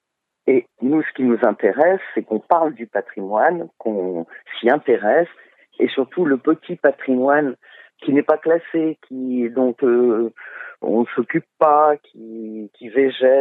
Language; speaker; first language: French; native; French